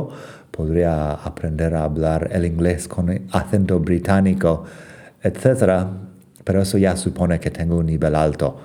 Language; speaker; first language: Spanish; non-native, fluent; English